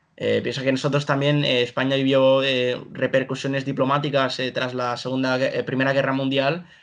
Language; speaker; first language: Spanish; native; Spanish